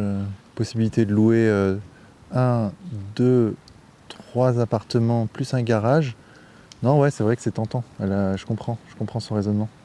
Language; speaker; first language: French; native; French